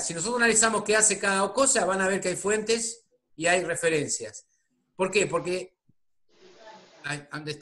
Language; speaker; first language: Spanish; native; Spanish